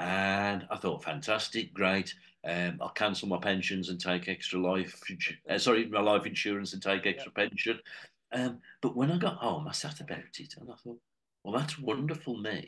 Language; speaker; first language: English; native; English